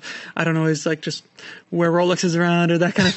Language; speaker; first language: English; native; English